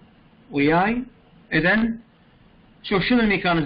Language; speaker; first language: Arabic; native; Arabic